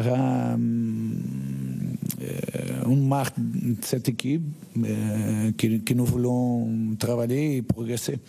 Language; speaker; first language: French; non-native, learner; Portuguese